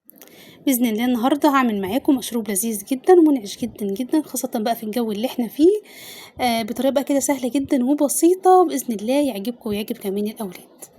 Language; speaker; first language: Arabic; native; Arabic